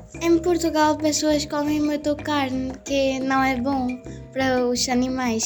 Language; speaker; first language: Portuguese; non-native, learner; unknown